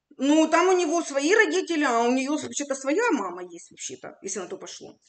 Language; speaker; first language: Russian; native; Russian